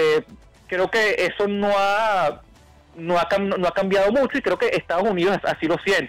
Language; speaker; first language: Spanish; native; Spanish